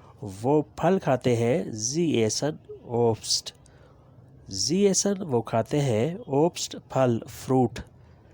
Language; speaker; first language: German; non-native, learner; Urdu